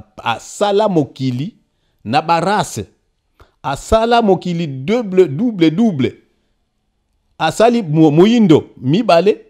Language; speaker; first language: Lingala; non-native, local second language; Kongo